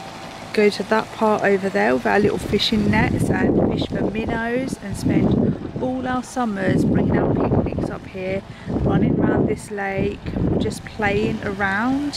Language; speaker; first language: English; native; English